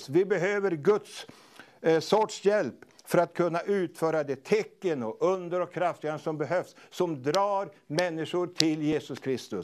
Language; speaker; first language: Swedish; native; Swedish